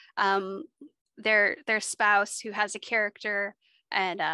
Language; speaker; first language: English; native; English